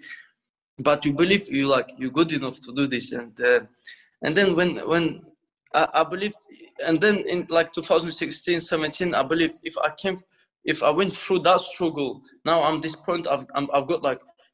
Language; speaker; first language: English; non-native, fluent; Russian